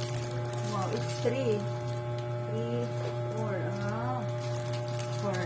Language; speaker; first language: English; non-native, local second language; Filipino